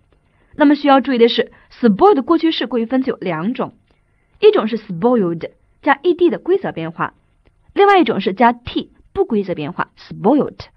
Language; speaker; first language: Chinese; native; Chinese